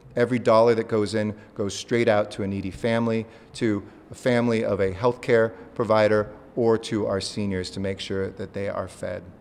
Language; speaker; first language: English; native; English